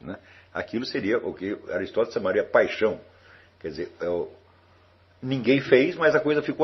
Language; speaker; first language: Portuguese; native; Portuguese